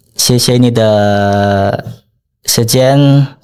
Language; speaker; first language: Chinese; non-native, learner; Indonesian